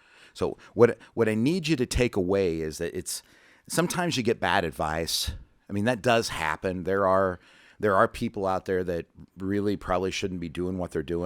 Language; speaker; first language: English; native; English